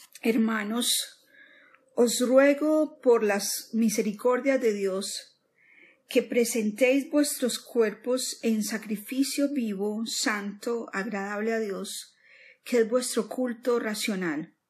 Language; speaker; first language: Spanish; native; Spanish